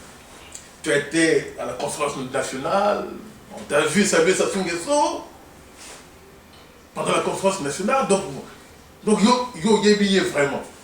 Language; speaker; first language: French; non-native, local second language; Lingala